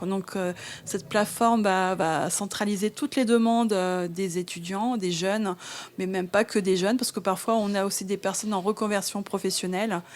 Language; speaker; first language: French; native; French